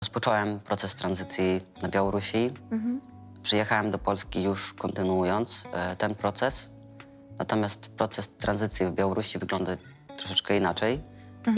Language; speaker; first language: Polish; non-native, fluent; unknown